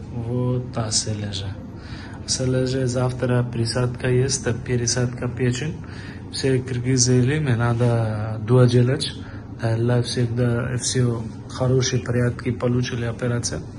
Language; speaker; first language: Russian; non-native, learner; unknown